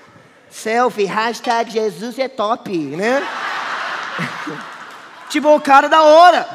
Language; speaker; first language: Portuguese; non-native, fluent; English